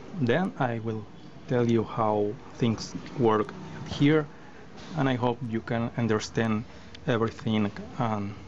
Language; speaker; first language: English; non-native, learner; Spanish